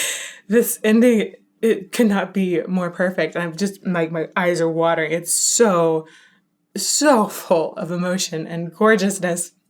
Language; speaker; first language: English; native; English